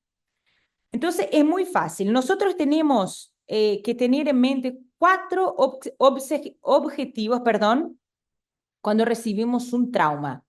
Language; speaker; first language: Spanish; non-native, fluent; Portuguese